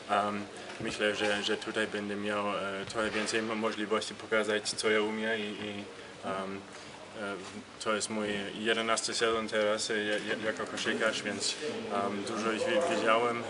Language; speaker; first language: Polish; early bilingual, heritage; Polish